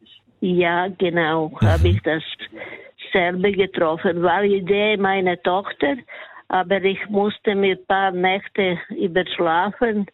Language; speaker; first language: German; non-native, learner; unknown